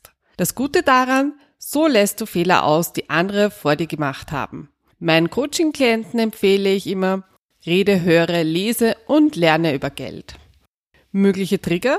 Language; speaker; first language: German; native; German